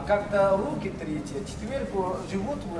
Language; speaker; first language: Russian; non-native, learner; Chinese